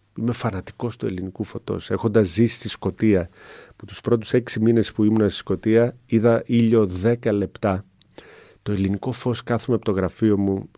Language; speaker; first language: Greek; native; Greek